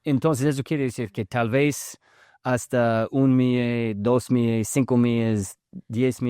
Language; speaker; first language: Spanish; early bilingual, heritage; English